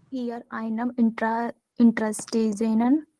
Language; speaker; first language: German; non-native, learner; Hindi